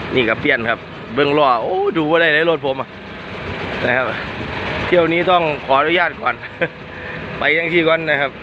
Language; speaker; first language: Thai; non-native, local second language; Northeastern Thai